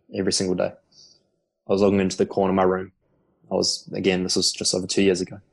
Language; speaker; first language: English; native; English